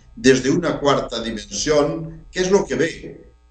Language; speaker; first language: Spanish; native; Spanish